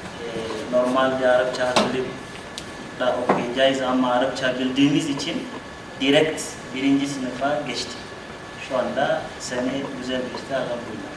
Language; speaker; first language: Turkish; non-native, learner; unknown